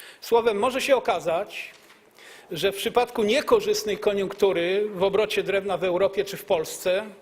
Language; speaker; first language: Polish; native; Polish